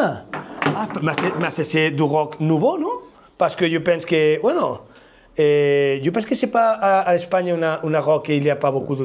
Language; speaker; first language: French; non-native, learner; Spanish